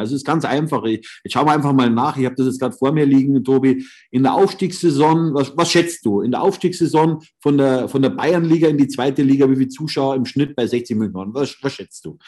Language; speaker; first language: German; native; German